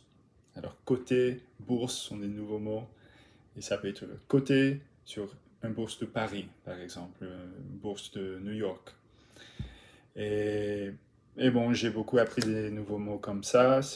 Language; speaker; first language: French; non-native, learner; English